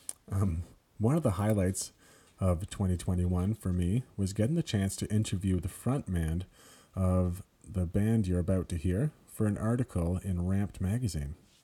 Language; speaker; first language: English; native; English